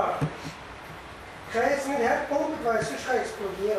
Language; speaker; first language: German; non-native, fluent; Kurdish